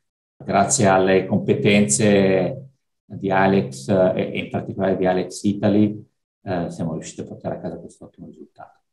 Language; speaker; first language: Italian; native; Italian